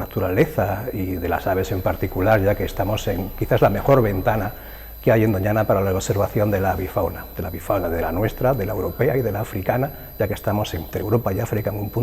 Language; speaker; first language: Spanish; native; Spanish